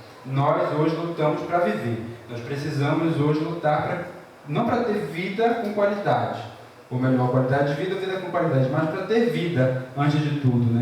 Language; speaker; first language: Portuguese; native; Portuguese